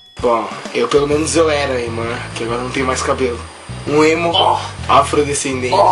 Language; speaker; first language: Portuguese; early bilingual, heritage; Portuguese